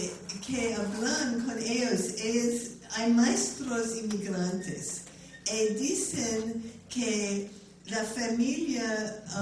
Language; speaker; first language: Spanish; non-native, learner; English